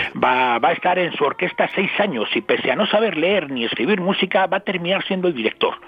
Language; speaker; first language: Spanish; native; Spanish